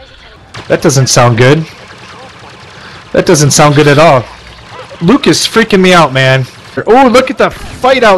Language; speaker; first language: English; native; English